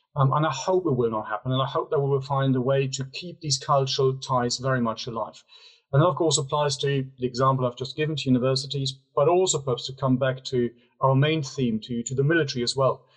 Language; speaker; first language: English; non-native, fluent; German